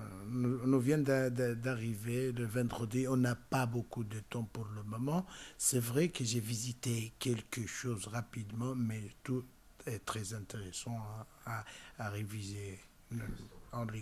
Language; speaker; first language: French; non-native, learner; Spanish